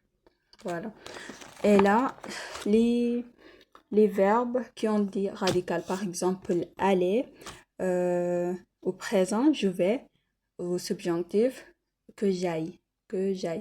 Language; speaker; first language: French; non-native, learner; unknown